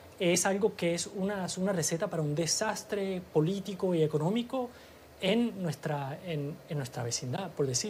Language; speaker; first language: Spanish; early bilingual, heritage; Spanish